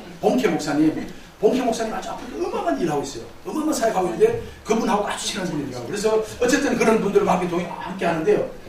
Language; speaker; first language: Korean; native; Korean